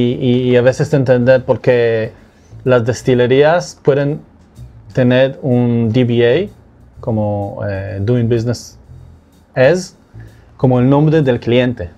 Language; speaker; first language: Spanish; non-native, fluent; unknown